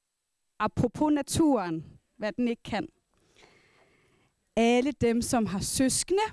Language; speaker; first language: Danish; non-native, local second language; Kalaallisut